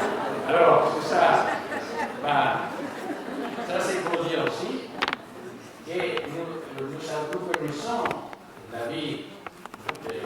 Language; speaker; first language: French; non-native, learner; Spanish